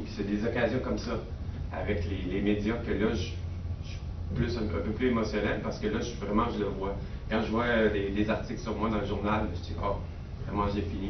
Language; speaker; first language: French; native; French